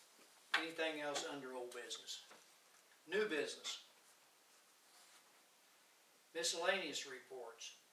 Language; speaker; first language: English; native; English